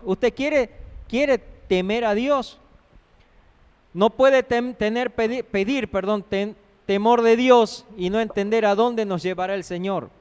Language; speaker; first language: Spanish; native; Spanish